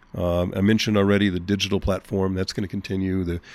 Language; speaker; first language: English; native; English